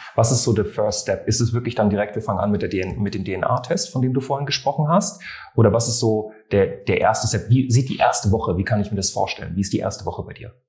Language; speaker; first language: German; non-native, fluent; French